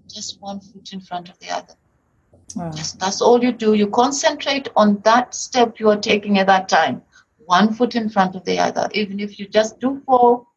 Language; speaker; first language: English; native; English